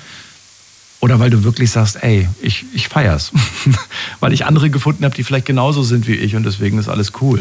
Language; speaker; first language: German; native; German